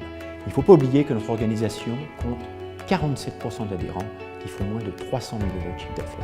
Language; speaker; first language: French; native; French